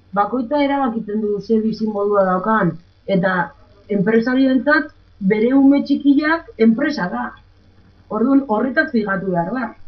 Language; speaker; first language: Basque; non-native, local second language; Spanish